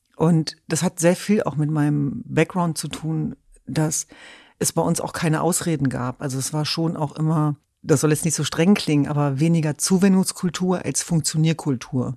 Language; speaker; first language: German; early bilingual, other home language; Kurdish